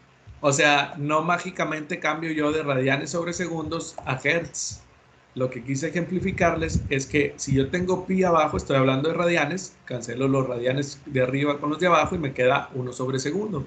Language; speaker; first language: Spanish; native; Spanish